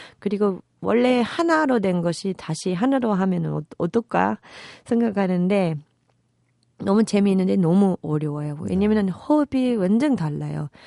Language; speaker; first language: Korean; non-native, fluent; English